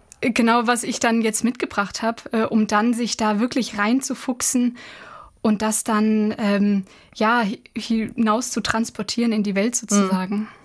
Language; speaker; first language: German; native; German